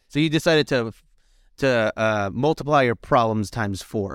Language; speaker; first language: English; early bilingual, other home language; Spanish